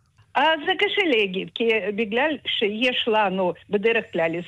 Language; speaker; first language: Hebrew; non-native, fluent; Russian